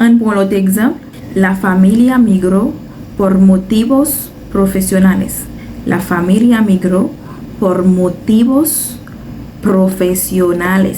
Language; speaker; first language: Spanish; non-native, fluent; Haitian Creole